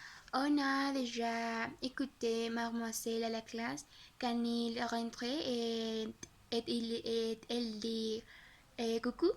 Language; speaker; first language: French; non-native, learner; Spanish